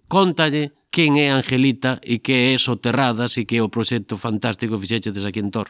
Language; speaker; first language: Galician; native; Galician